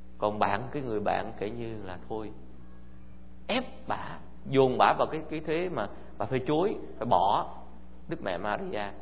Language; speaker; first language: Vietnamese; early bilingual, heritage; Vietnamese